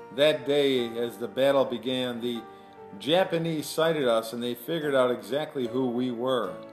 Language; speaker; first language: English; native; English